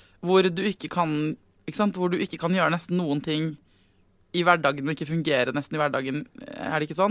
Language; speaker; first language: Norwegian; native; Norwegian